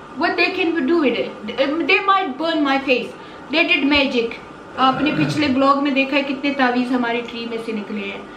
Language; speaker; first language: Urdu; non-native, local second language; Pashto